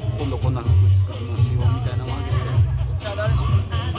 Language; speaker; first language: Japanese; native; Japanese